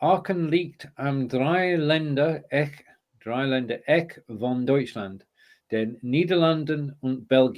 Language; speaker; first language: German; non-native, learner; English